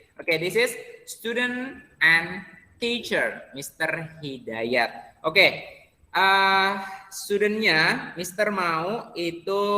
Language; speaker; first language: English; non-native, learner; Indonesian